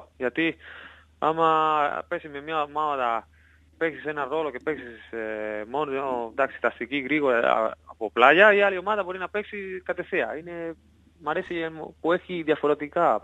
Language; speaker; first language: Greek; non-native, learner; Spanish